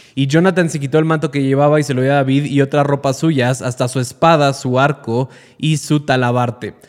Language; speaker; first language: Spanish; native; Spanish